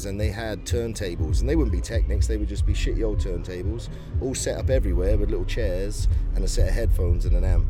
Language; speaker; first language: English; native; English